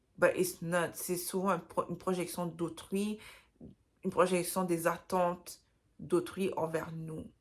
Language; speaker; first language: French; native; French